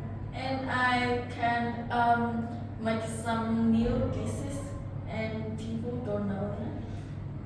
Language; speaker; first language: English; non-native, learner; Vietnamese